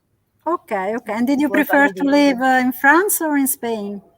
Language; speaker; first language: English; non-native, fluent; Italian